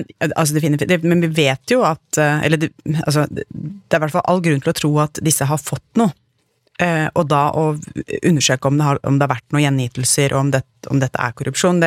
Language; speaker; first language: Norwegian; native; Norwegian